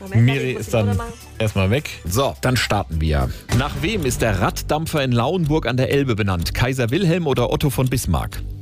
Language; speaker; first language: German; native; German